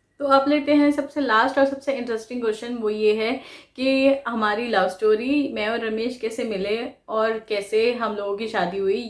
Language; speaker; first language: Hindi; non-native, local second language; Bangla